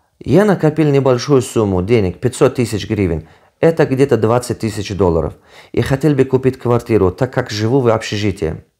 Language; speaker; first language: Russian; non-native, local second language; Tajik